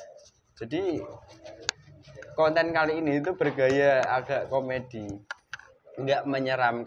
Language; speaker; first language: Indonesian; native; Indonesian